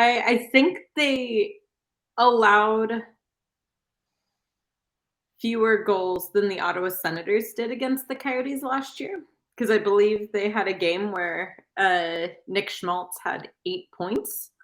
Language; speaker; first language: English; native; English